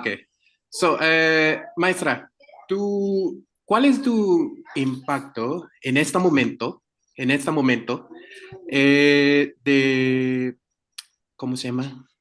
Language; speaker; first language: Spanish; non-native, learner; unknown